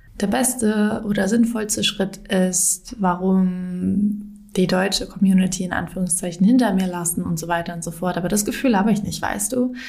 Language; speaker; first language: German; native; German